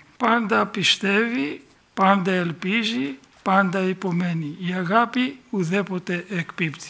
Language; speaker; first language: Greek; native; Greek